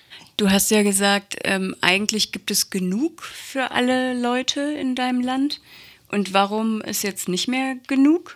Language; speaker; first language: German; native; German